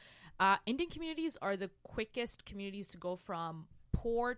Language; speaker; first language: English; non-native, fluent; Rundi